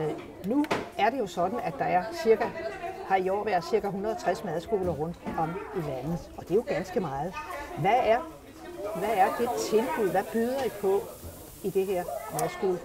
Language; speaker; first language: Danish; native; Danish